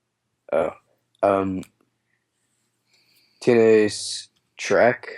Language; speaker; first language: Spanish; non-native, learner; English